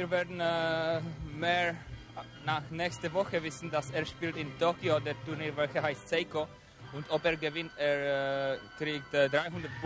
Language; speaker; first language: German; non-native, learner; Czech